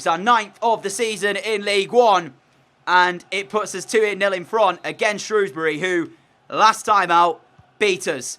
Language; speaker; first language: English; native; English